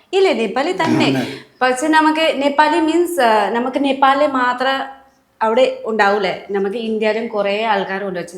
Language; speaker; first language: Malayalam; non-native, learner; Nepali